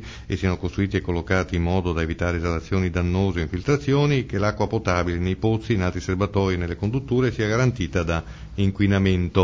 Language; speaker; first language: Italian; native; Italian